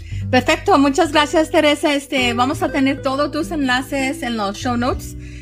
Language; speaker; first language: Spanish; early bilingual, heritage; Spanish